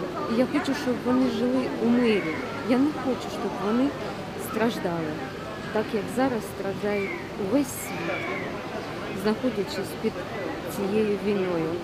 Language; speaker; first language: Ukrainian; non-native, local second language; Russian